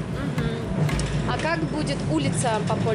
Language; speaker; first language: Russian; native; Russian